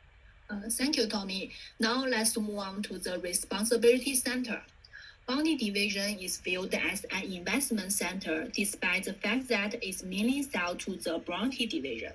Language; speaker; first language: English; non-native, fluent; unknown